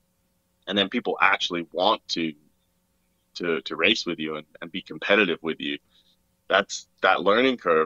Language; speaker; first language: English; native; English